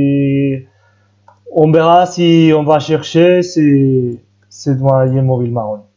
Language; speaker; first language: French; non-native, fluent; Spanish